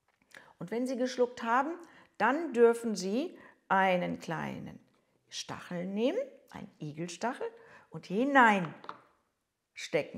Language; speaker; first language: German; native; German